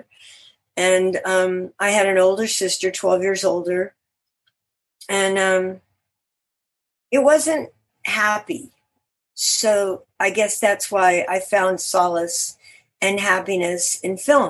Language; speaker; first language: English; native; English